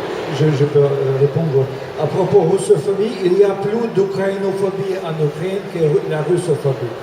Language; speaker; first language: French; non-native, fluent; Russian